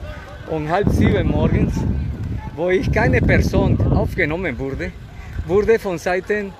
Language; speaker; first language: German; non-native, fluent; Spanish